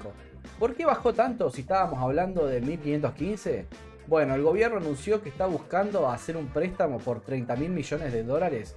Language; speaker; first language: Spanish; native; Spanish